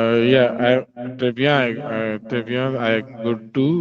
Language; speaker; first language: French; non-native, learner; Hindi